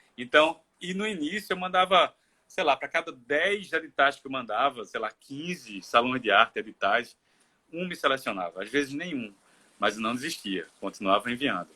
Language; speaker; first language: Portuguese; native; Portuguese